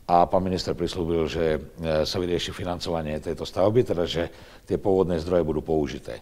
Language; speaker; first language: Slovak; native; Slovak